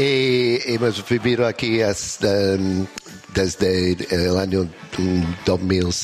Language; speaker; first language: Spanish; non-native, learner; English